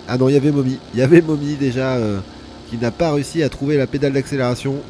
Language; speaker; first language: French; native; French